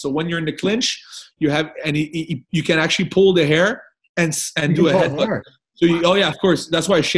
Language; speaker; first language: English; non-native, fluent; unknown